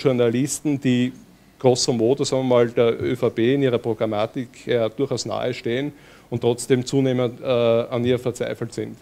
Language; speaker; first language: German; native; German